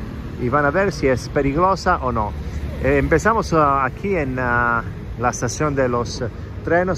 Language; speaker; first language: Spanish; non-native, fluent; Italian